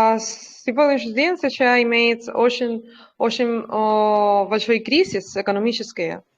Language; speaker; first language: Russian; non-native, learner; Spanish